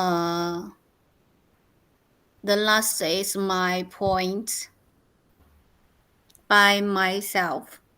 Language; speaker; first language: English; non-native, learner; Chinese